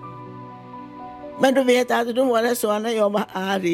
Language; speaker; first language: Swedish; non-native, fluent; Italian